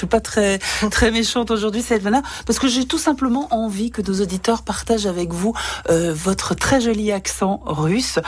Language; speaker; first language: French; native; French